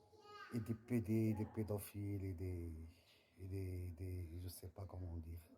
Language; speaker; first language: French; non-native, learner; Arabic